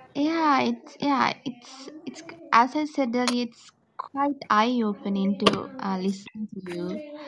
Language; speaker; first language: English; non-native, local second language; Sinhala